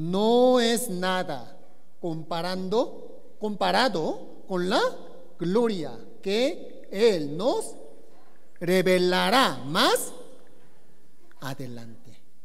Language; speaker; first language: Spanish; non-native, learner; Korean